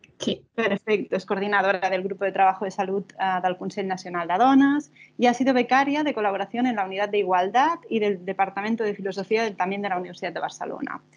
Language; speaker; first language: Spanish; non-native, local second language; Catalan